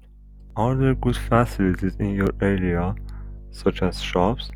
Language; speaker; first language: English; non-native, learner; Persian